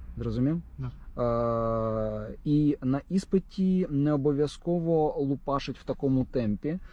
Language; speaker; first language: Ukrainian; native; Ukrainian